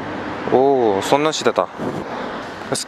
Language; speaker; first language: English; non-native, learner; Korean